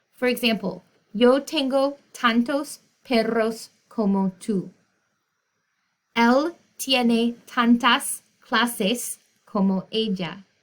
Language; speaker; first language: Spanish; non-native, fluent; English